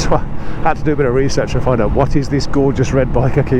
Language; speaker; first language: English; native; English